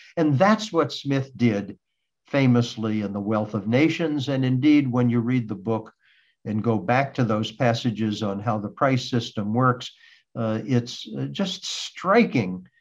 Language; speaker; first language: English; native; English